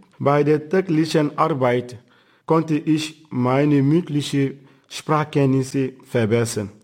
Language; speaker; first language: German; non-native, fluent; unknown